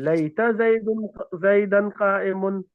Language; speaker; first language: Arabic; non-native, fluent; Urdu